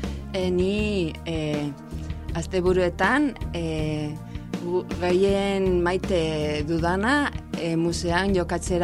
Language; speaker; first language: Basque; non-native, local second language; Spanish